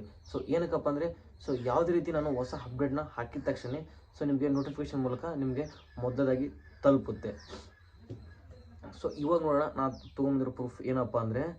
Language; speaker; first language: Kannada; native; Kannada